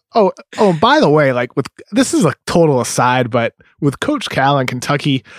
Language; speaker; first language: English; native; English